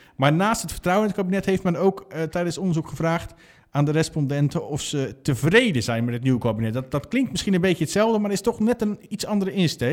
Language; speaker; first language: Dutch; native; Dutch